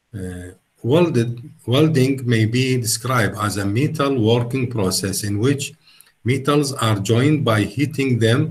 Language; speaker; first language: English; non-native, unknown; Arabic